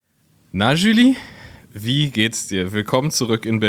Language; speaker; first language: German; native; German